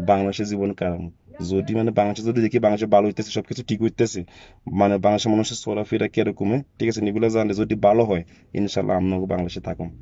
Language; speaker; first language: Bangla; non-native, fluent; Zulu